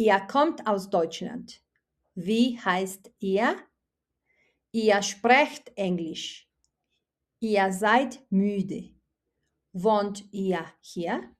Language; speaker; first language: German; non-native, fluent; Spanish